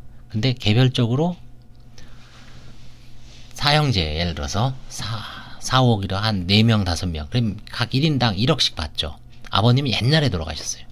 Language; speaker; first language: Korean; native; Korean